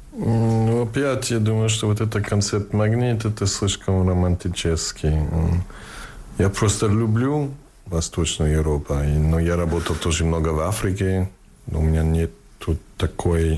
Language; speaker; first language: Russian; non-native, fluent; English